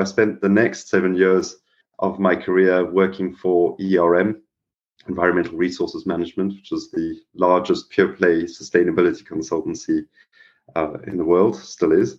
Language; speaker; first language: English; native; English